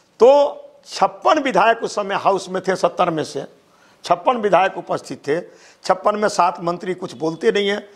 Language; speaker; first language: Hindi; native; Hindi